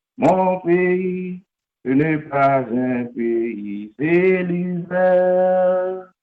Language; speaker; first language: French; non-native, local second language; Haitian Creole